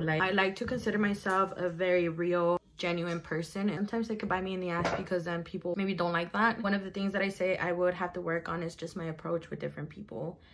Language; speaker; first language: English; early bilingual, other home language; Spanish